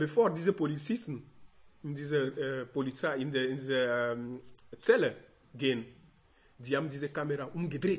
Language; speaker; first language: German; non-native, learner; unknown